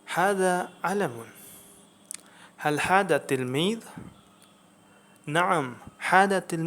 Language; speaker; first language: Arabic; non-native, fluent; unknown